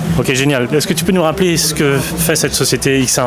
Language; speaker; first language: French; native; French